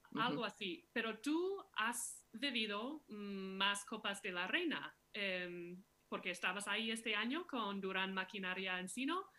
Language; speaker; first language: Spanish; non-native, fluent; English